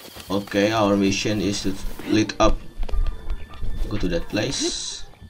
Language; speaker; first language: English; non-native, learner; Indonesian